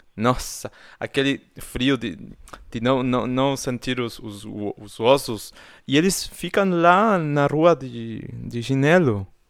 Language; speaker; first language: Portuguese; non-native, fluent; Spanish